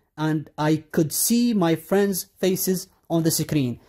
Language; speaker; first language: English; non-native, fluent; Arabic